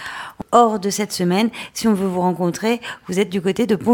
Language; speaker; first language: French; native; French